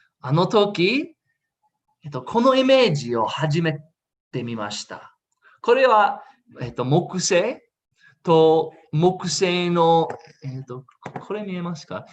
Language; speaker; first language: Japanese; non-native, learner; English